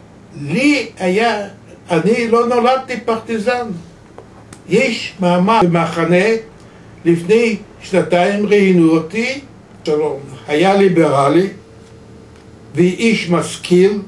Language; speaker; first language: Hebrew; non-native, fluent; Yiddish